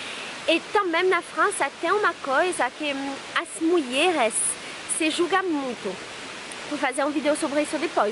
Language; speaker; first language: Portuguese; non-native, fluent; French